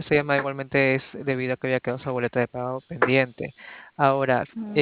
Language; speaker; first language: Spanish; native; Spanish